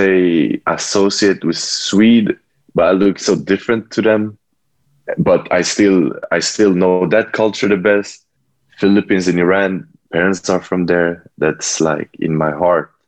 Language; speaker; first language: English; non-native, fluent; Swedish